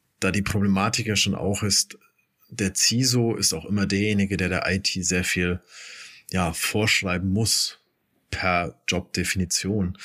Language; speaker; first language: German; native; German